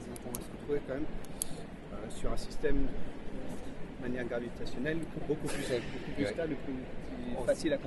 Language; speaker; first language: French; native; French